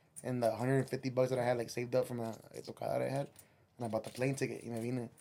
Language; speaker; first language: English; early bilingual, other home language; Spanish